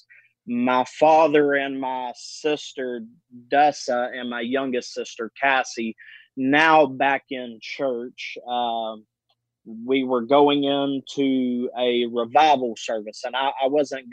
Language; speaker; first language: English; native; English